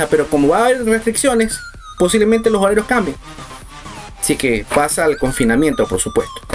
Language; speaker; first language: Spanish; native; Spanish